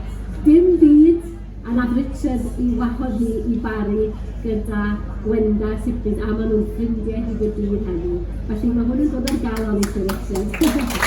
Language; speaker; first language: Welsh; native; Welsh